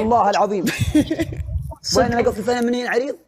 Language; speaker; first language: Arabic; native; Arabic